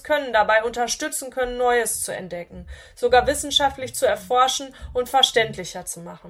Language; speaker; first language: German; native; German